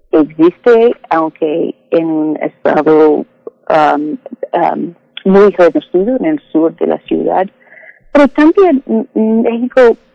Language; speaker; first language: Spanish; non-native, fluent; English